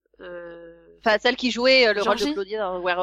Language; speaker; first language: French; native; French